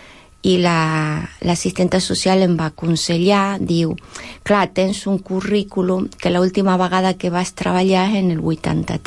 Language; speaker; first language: Catalan; non-native, learner; Spanish